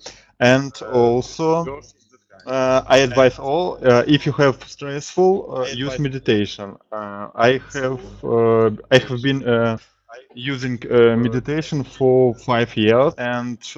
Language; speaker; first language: English; non-native, learner; Russian